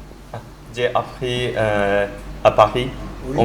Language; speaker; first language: French; non-native, learner; Japanese